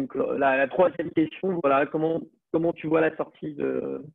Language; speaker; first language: French; native; French